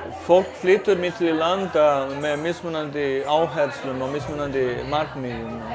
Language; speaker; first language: Icelandic; non-native, fluent; Portuguese